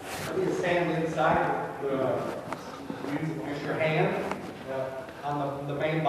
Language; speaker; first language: English; native; English